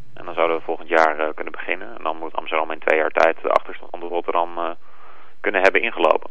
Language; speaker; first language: Dutch; native; Dutch